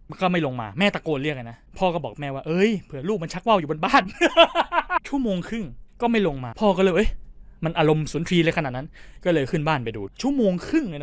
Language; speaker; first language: Thai; native; Thai